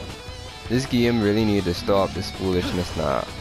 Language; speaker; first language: English; native; English